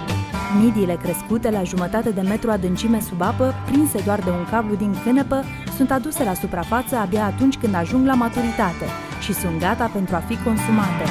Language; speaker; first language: Romanian; native; Romanian